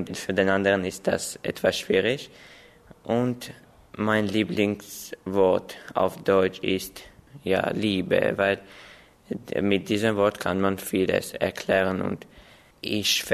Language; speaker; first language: German; non-native, learner; Armenian